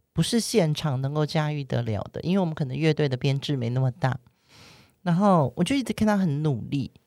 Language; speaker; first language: Chinese; native; Chinese